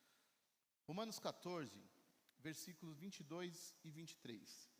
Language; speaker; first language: Portuguese; native; Portuguese